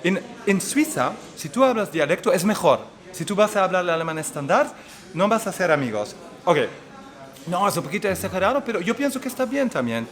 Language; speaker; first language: Spanish; non-native, fluent; Dutch